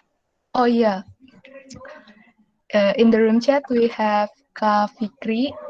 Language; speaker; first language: English; non-native, local second language; Indonesian